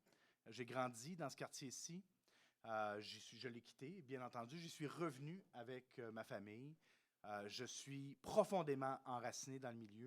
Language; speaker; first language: French; native; French